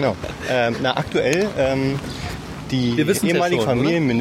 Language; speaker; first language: German; native; German